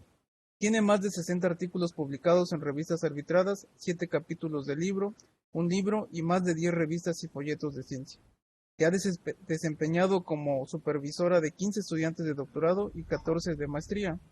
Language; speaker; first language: Spanish; native; Spanish